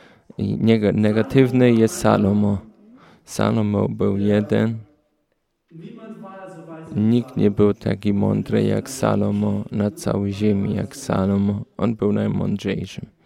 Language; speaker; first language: Polish; early bilingual, heritage; Polish